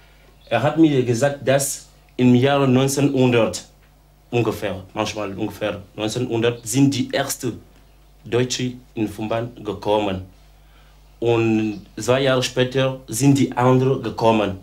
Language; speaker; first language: German; non-native, learner; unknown